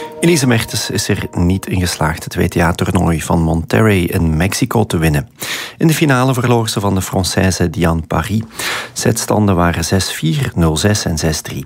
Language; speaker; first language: Dutch; native; Dutch